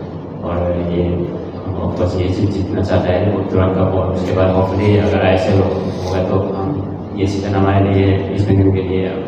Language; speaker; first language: Hindi; non-native, local second language; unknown